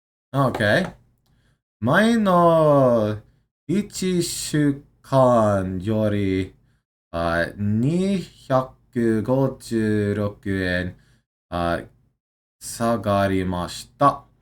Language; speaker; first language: Japanese; non-native, learner; English